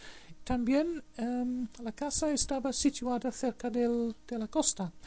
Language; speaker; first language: Spanish; non-native, learner; English